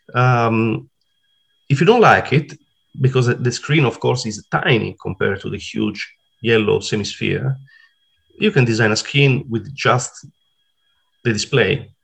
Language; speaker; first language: English; non-native, fluent; Italian